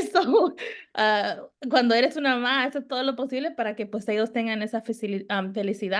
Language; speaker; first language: Spanish; early bilingual, heritage; Spanish